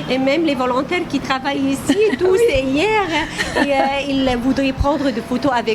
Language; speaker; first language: French; non-native, fluent; Arabic